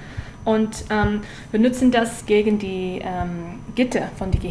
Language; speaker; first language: German; non-native, learner; English